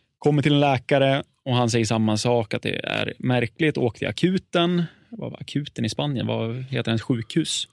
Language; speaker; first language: Swedish; native; Swedish